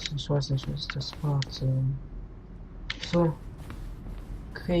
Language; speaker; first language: German; non-native, local second language; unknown